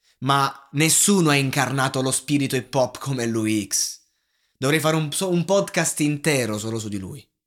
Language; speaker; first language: Italian; native; Italian